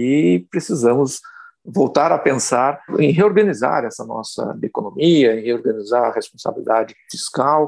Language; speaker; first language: Portuguese; native; Portuguese